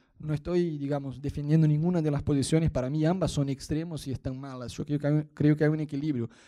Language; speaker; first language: Spanish; non-native, fluent; Portuguese